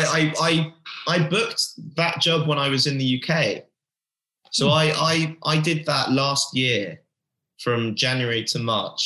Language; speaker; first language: English; native; English